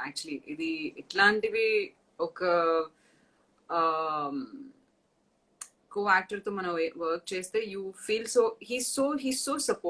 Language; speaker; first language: Telugu; non-native, fluent; Tamil